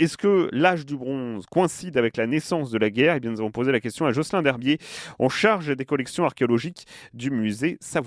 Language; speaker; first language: French; native; French